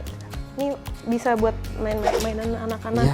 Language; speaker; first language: Indonesian; native; Indonesian